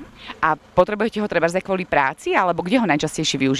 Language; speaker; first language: Slovak; native; Slovak